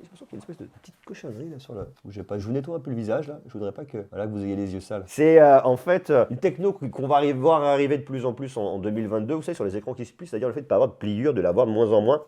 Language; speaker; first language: French; native; French